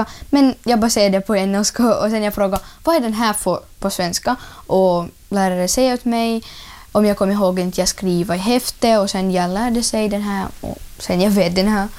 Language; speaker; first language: Swedish; non-native, learner; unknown